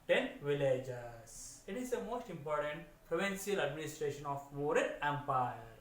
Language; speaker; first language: English; non-native, local second language; Kannada